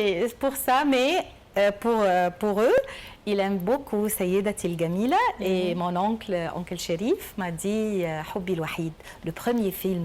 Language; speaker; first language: French; non-native, learner; Arabic